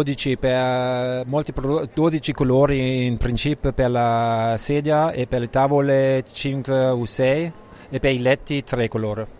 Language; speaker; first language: Italian; non-native, learner; German